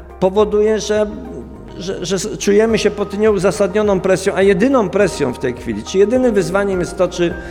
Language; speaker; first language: Polish; native; Polish